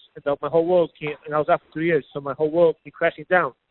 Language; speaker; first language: English; native; English